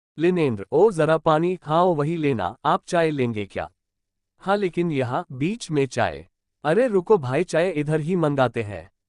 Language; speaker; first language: Hindi; non-native, local second language; Marathi